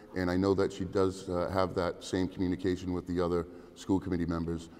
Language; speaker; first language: English; native; English